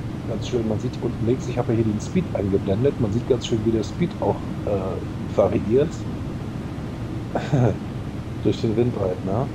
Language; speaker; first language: German; native; German